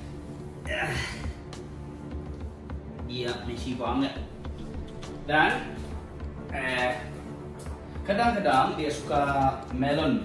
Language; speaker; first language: Indonesian; non-native, learner; English